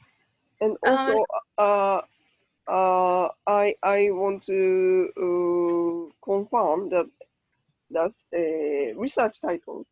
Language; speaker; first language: English; non-native, learner; Japanese